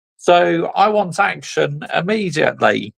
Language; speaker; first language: English; native; English